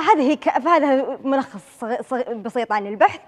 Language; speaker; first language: Arabic; native; Arabic